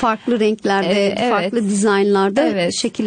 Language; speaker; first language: Turkish; native; Turkish